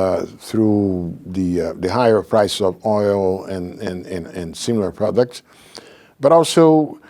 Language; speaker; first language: English; non-native, fluent; Portuguese